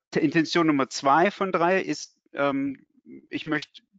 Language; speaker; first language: German; native; German